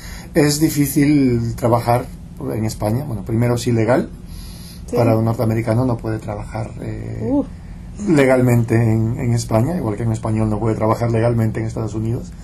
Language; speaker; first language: Spanish; non-native, local second language; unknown